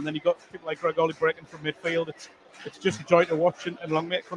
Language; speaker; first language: English; native; English